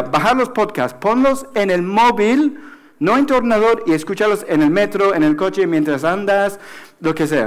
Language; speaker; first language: Spanish; non-native, fluent; English